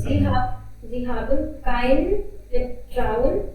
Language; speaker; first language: German; non-native, learner; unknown